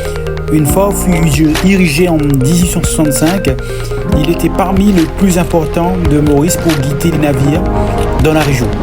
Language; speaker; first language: French; non-native, local second language; Morisyen